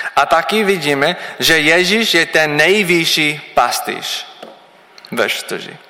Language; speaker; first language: Czech; non-native, learner; English